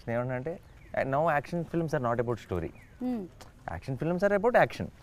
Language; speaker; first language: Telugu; native; Telugu